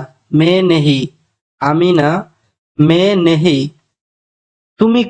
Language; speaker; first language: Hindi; non-native, learner; Bangla